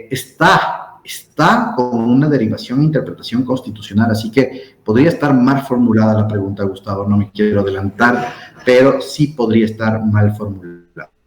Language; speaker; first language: Spanish; native; Spanish